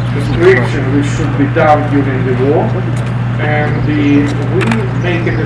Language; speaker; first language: English; non-native, fluent; Ukrainian